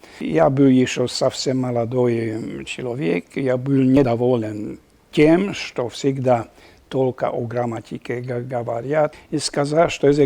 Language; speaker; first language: Russian; non-native, fluent; Hungarian